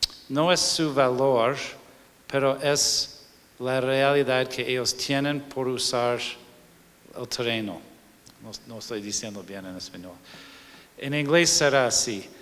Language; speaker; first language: Spanish; non-native, fluent; English